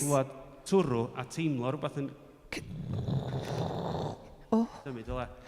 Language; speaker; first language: Welsh; native; Welsh